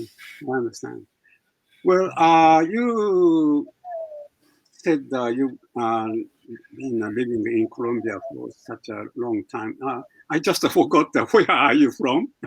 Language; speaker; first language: English; non-native, fluent; Japanese